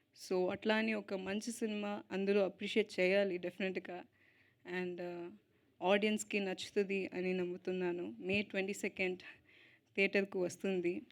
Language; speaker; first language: Telugu; non-native, learner; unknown